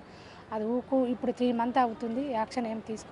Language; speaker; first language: Telugu; native; Telugu